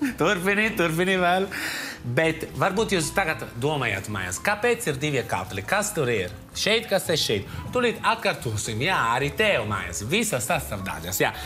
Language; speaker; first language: Latvian; non-native, fluent; Italian